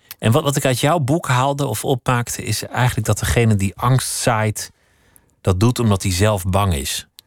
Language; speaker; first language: Dutch; native; Dutch